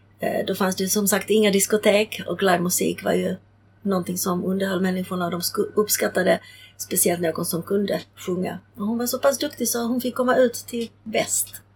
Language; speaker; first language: Swedish; early bilingual, other home language; Czech